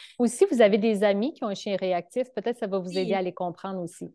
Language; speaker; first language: French; native; French